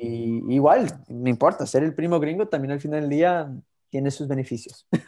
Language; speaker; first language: Spanish; early bilingual, heritage; Spanish